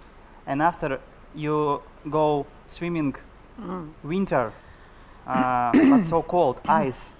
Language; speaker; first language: English; non-native, learner; Russian